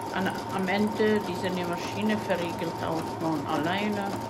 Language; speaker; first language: German; non-native, learner; Croatian